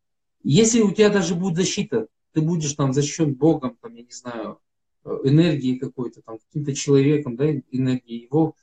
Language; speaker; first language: Russian; native; Russian